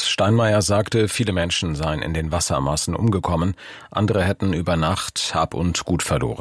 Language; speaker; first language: German; native; German